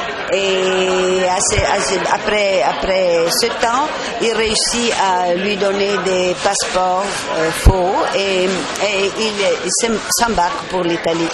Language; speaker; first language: French; non-native, fluent; Italian